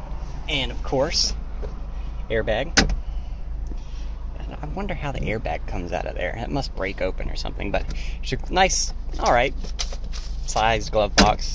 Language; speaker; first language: English; native; English